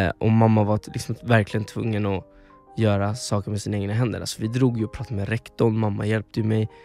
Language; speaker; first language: Swedish; early bilingual, other home language; Spanish